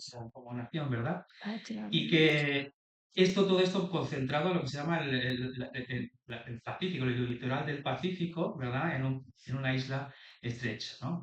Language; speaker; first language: Spanish; native; Spanish